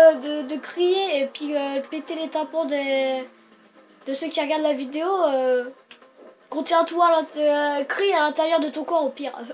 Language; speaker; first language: French; native; French